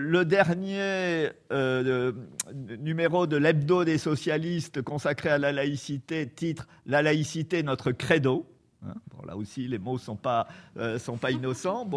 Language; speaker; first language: French; native; French